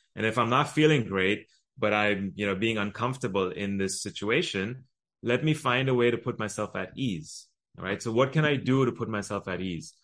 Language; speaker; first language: English; early bilingual, other home language; Arabic